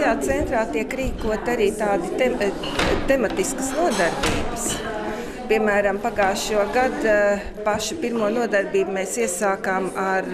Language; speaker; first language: Latvian; native; Latvian